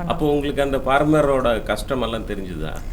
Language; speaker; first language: Tamil; native; Tamil